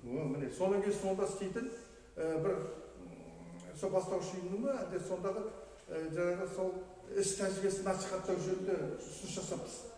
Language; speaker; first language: Kazakh; native; Kazakh